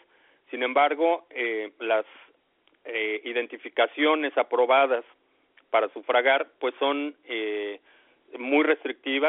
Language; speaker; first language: Spanish; native; Spanish